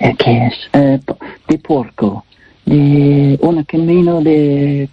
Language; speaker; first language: Spanish; non-native, learner; English